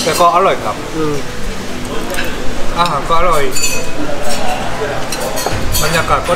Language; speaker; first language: Thai; non-native, fluent; Korean